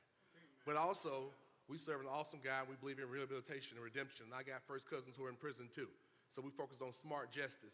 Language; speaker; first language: English; native; English